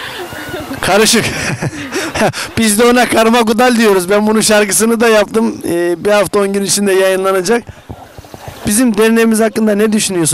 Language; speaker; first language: Turkish; native; Turkish